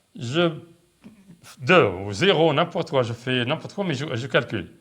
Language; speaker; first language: French; non-native, local second language; Arabic